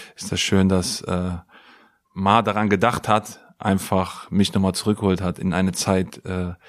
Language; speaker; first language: German; native; German